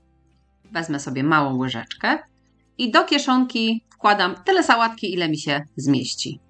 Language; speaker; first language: Polish; native; Polish